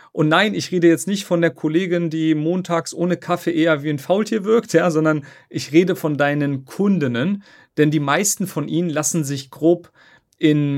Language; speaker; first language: German; native; German